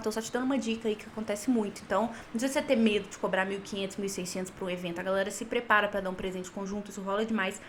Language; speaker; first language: Portuguese; native; Portuguese